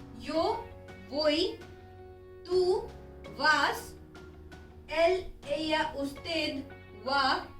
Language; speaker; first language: Spanish; non-native, fluent; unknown